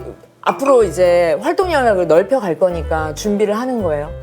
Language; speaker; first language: Korean; native; Korean